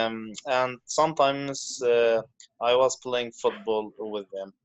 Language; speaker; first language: English; non-native, learner; Central Kurdish